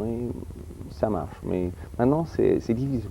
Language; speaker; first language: French; early bilingual, heritage; English